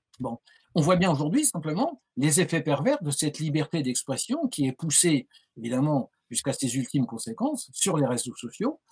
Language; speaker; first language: French; native; French